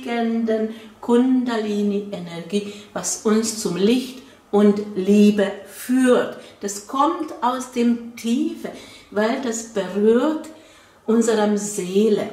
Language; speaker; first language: German; non-native, fluent; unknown